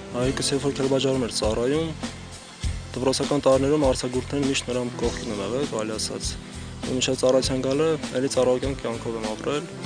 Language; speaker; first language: Armenian; non-native, local second language; Kurdish